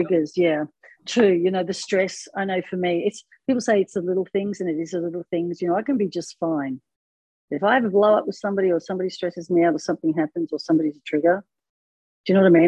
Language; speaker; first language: English; native; English